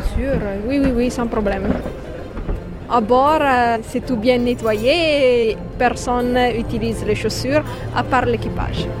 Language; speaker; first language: French; non-native, fluent; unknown